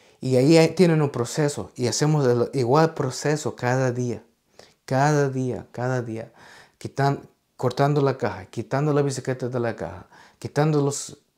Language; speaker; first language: Spanish; early bilingual, heritage; Spanish